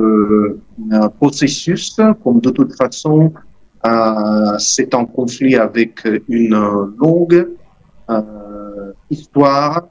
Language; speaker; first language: French; non-native, fluent; Russian